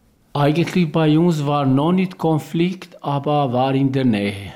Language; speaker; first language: German; non-native, learner; Albanian